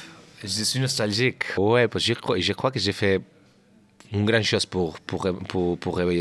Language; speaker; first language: French; non-native, learner; Catalan